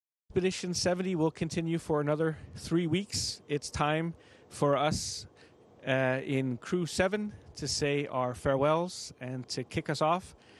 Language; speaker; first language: English; non-native, fluent; Danish